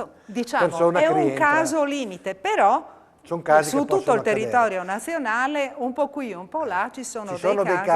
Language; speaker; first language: Italian; native; Italian